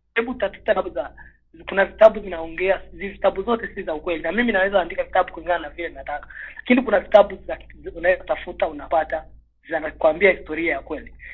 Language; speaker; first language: Swahili; non-native, local second language; Kinyarwanda